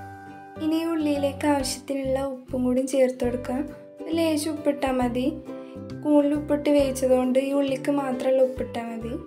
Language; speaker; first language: Malayalam; native; Malayalam